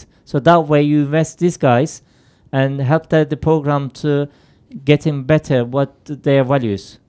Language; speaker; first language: English; non-native, fluent; Turkish